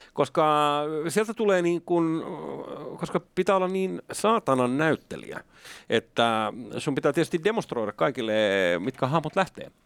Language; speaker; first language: Finnish; native; Finnish